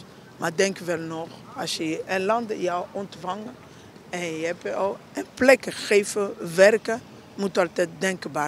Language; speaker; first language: Dutch; non-native, learner; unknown